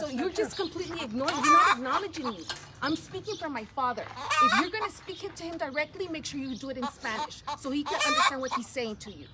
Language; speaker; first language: English; early bilingual, other home language; Spanish